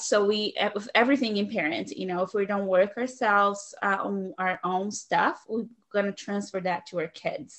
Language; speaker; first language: English; non-native, fluent; Portuguese